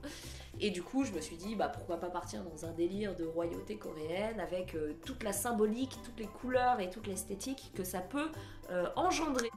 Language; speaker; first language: French; native; French